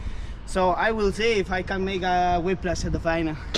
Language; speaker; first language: English; non-native, learner; Spanish